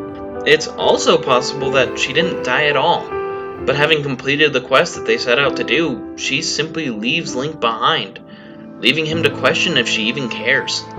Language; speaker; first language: English; native; English